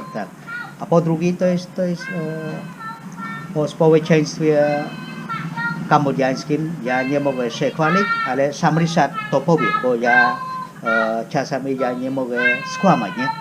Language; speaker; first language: Polish; non-native, fluent; Khmer